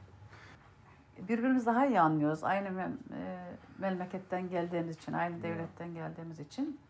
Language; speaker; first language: Turkish; early bilingual, other home language; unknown